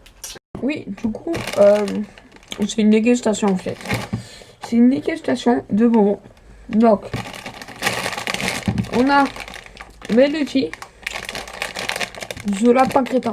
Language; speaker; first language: French; native; French